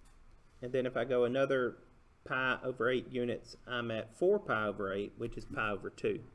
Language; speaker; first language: English; native; English